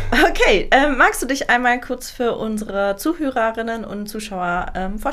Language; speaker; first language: German; native; German